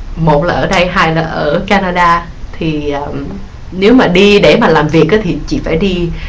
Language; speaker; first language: Vietnamese; early bilingual, heritage; Vietnamese